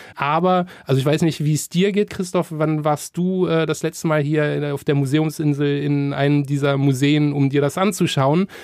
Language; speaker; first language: German; native; German